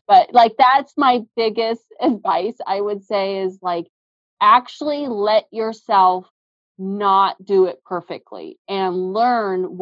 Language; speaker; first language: English; native; English